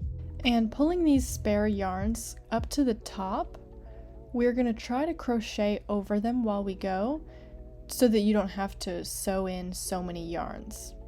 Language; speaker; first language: English; native; English